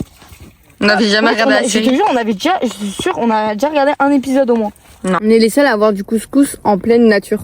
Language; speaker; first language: French; native; French